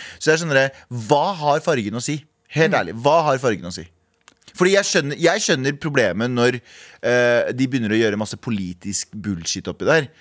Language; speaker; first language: Norwegian; early bilingual, other home language; Kurdish